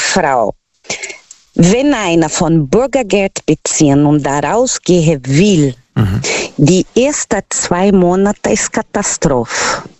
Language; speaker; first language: German; non-native, learner; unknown